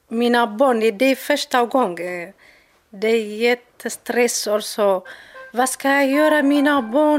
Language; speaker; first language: Swedish; non-native, learner; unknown